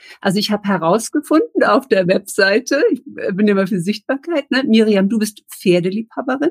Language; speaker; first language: German; native; German